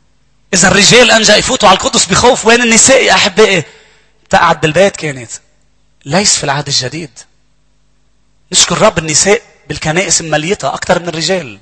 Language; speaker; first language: Arabic; native; Arabic